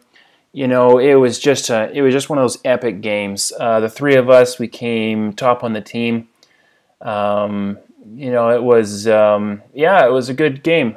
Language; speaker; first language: English; native; English